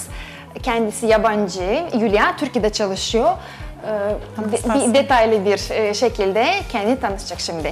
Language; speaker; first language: Turkish; non-native, fluent; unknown